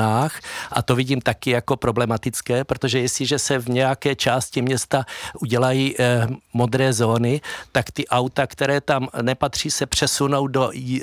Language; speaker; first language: Czech; native; Czech